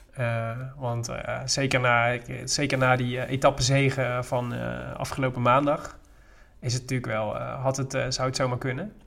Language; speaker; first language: Dutch; native; Dutch